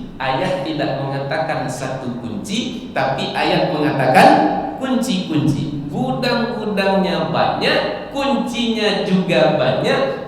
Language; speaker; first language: Malay; native; Malay